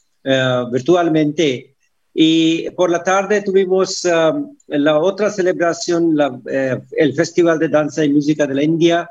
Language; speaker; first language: Spanish; non-native, fluent; Hindi